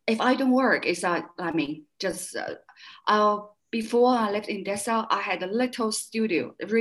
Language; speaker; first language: English; non-native, fluent; Chinese